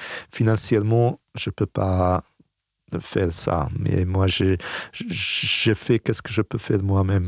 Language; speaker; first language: French; non-native, fluent; Bosnian